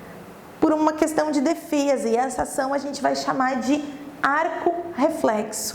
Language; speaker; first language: Portuguese; native; Portuguese